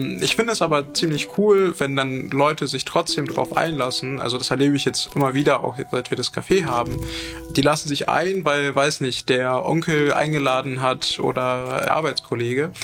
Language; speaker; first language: German; early bilingual, other home language; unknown